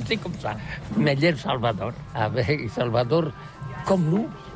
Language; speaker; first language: French; non-native, learner; Catalan